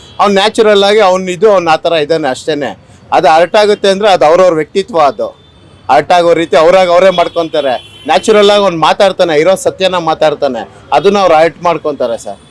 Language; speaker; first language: Kannada; native; Kannada